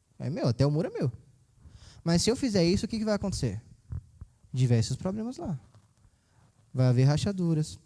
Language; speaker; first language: Portuguese; native; Portuguese